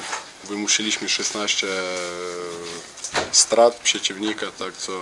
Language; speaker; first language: Polish; non-native, learner; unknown